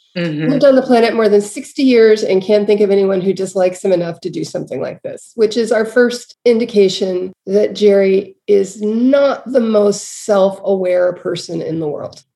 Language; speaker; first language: English; native; English